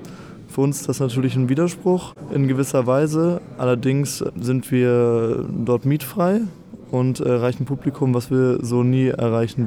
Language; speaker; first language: German; native; German